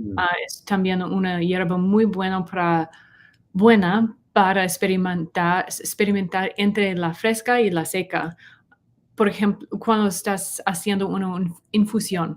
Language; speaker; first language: Spanish; non-native, learner; English